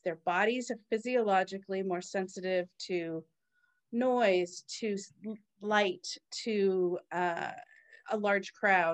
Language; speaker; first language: English; native; English